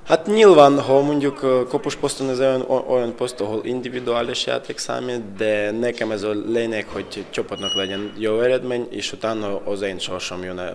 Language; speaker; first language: Hungarian; non-native, fluent; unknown